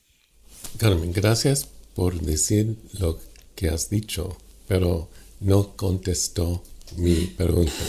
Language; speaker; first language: Spanish; non-native, fluent; English